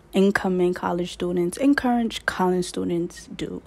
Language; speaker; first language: English; native; English